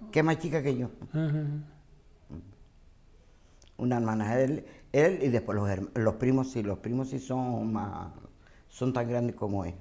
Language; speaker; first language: Spanish; native; Spanish